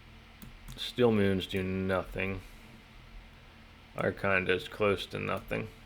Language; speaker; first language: English; native; English